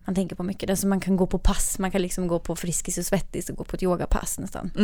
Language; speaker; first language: Swedish; native; Swedish